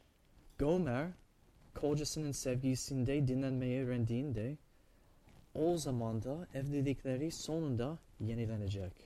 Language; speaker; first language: Turkish; non-native, fluent; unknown